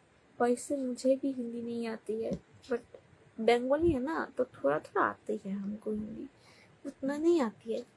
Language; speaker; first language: Hindi; non-native, local second language; Bangla